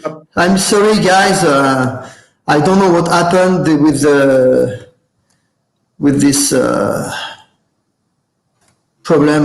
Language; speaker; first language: English; non-native, fluent; French